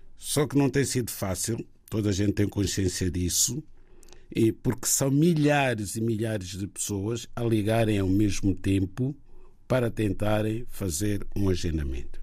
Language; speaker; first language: Portuguese; native; Portuguese